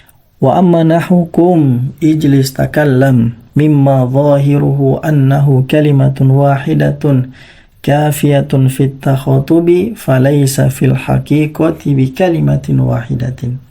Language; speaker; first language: Arabic; non-native, fluent; Indonesian